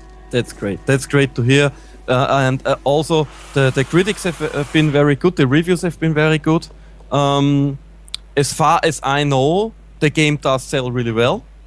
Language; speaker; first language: English; non-native, fluent; German